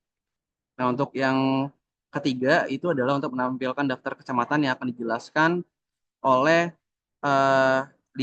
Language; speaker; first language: Indonesian; native; Indonesian